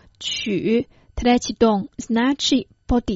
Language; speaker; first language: Croatian; non-native, fluent; Chinese